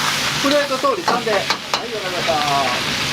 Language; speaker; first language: Japanese; native; Japanese